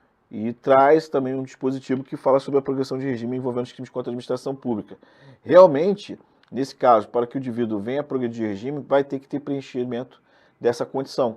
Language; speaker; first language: Portuguese; native; Portuguese